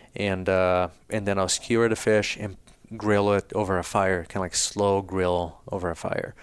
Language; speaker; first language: English; early bilingual, other home language; Portuguese